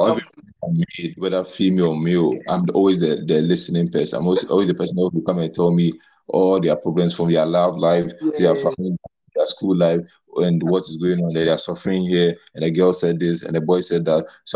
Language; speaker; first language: English; non-native, local second language; Akan